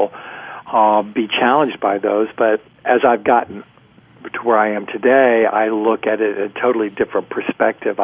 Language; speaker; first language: English; native; English